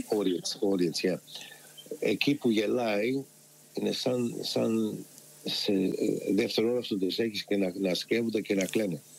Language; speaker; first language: Greek; early bilingual, heritage; Greek